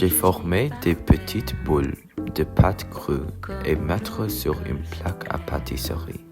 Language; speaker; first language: French; non-native, learner; English